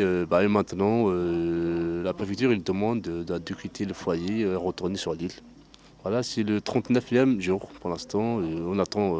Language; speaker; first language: French; non-native, local second language; Arabic